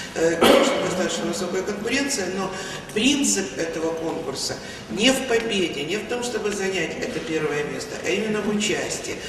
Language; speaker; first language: Russian; native; Russian